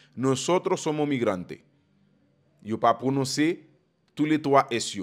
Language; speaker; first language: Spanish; non-native, fluent; Haitian Creole